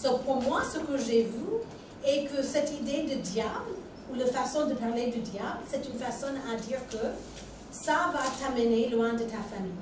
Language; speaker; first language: French; non-native, fluent; English